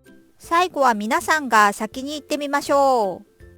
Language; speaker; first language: Japanese; non-native, fluent; Korean